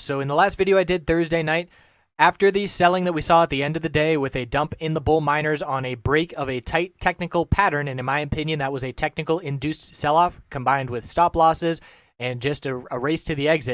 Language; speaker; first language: English; native; English